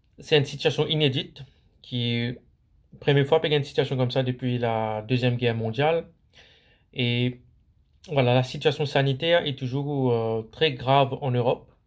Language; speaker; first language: French; non-native, local second language; Morisyen